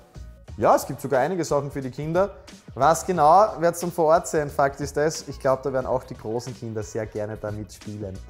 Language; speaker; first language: German; native; German